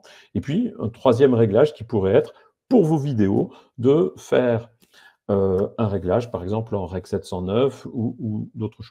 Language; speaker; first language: French; native; French